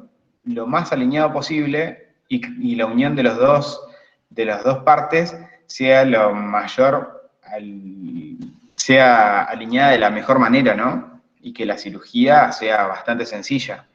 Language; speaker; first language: Spanish; native; Spanish